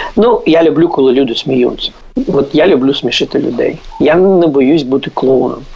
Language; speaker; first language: Ukrainian; non-native, fluent; Russian